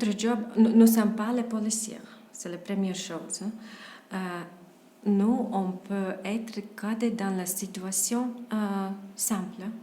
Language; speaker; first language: French; non-native, fluent; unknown